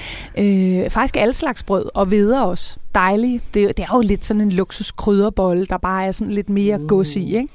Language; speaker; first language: Danish; native; Danish